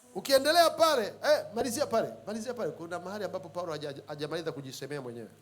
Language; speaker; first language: Swahili; native; Swahili